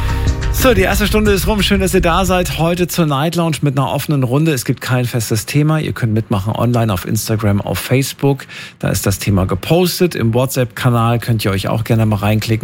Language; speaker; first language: German; native; German